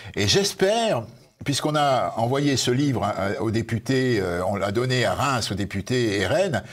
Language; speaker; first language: French; native; French